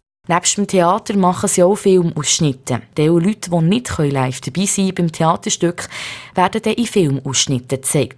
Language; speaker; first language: German; native; German